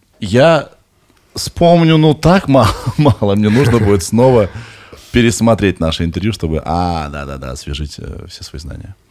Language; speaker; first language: Russian; native; Russian